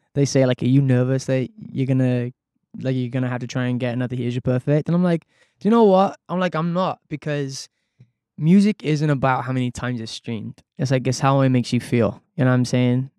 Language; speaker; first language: English; native; English